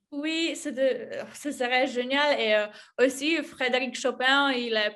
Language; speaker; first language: French; non-native, fluent; Polish